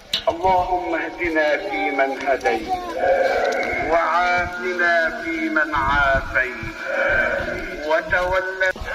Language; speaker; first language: Arabic; native; Arabic